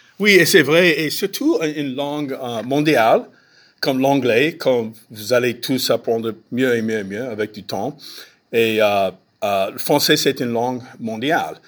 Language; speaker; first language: French; non-native, fluent; English